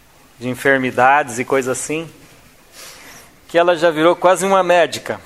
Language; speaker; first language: Portuguese; native; Portuguese